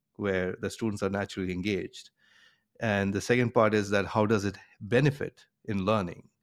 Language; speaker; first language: English; non-native, local second language; Bangla